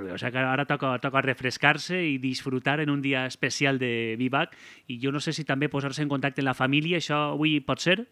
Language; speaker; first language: Catalan; native; Catalan